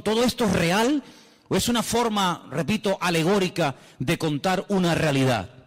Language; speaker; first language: Spanish; native; Spanish